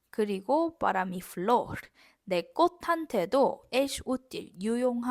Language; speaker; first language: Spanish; non-native, fluent; Korean